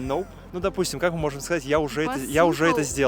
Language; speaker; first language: Russian; native; Russian